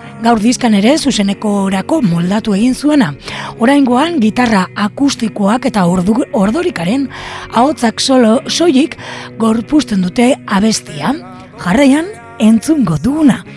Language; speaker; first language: Basque; native; Basque